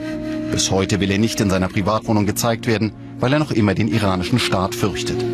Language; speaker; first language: German; native; German